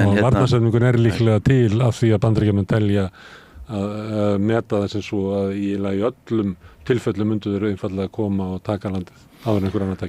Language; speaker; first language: Icelandic; native; Icelandic